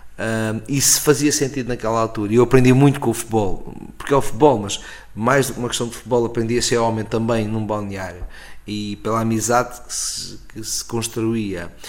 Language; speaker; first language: Portuguese; native; Portuguese